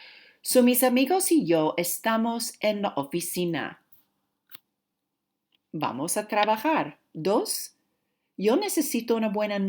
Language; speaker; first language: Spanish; non-native, fluent; English